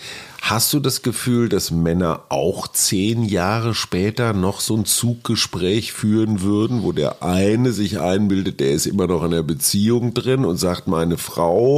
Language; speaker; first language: German; native; German